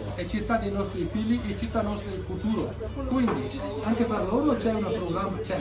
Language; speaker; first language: Italian; non-native, fluent; Urdu